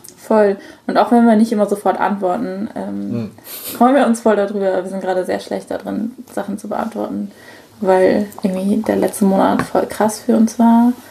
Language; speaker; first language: German; early bilingual, other home language; Chinese